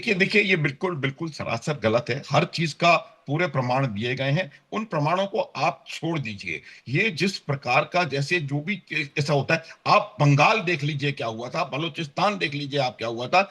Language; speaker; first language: Hindi; native; Hindi